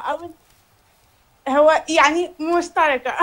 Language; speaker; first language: Arabic; native; Arabic